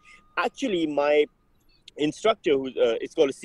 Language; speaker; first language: English; non-native, local second language; Urdu